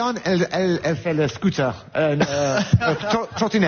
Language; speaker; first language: French; non-native, learner; English